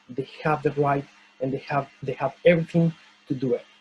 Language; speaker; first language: English; non-native, fluent; Spanish